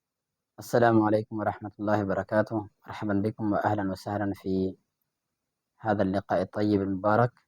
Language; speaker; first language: Arabic; non-native, fluent; Urdu